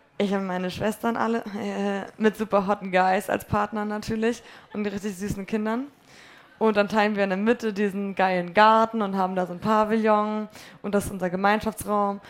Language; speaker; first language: German; early bilingual, other home language; Polish